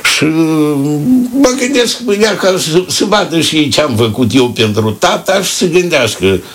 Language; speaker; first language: Romanian; native; Romanian